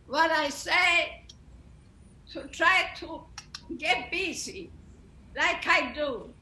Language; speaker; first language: English; non-native, learner; Italian